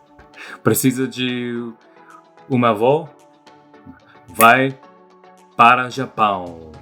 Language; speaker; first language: Portuguese; non-native, fluent; English